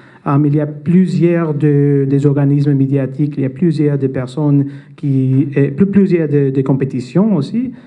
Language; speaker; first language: French; non-native, fluent; English